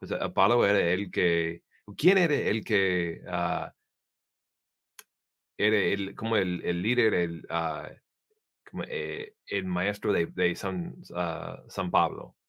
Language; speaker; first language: Spanish; non-native, learner; English